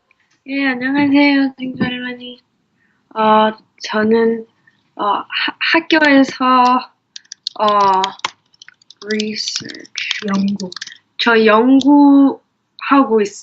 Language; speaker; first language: Korean; non-native, learner; English